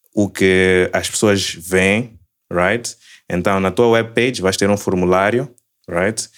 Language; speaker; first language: Portuguese; native; Portuguese